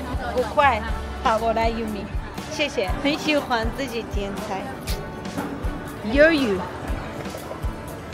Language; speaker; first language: Chinese; non-native, learner; Armenian